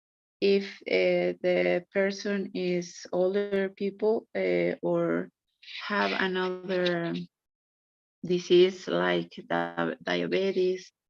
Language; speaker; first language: English; non-native, learner; Spanish